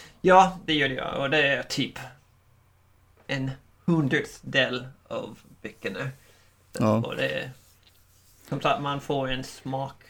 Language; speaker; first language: Swedish; non-native, learner; English